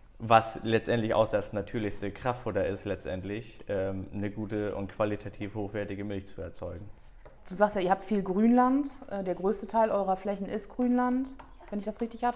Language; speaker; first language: German; native; German